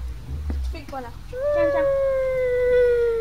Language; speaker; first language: French; non-native, learner; Filipino